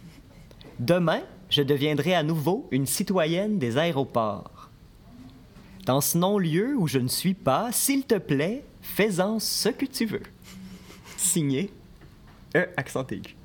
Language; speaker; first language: French; native; French